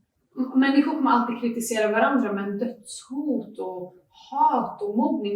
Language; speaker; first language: Swedish; native; Swedish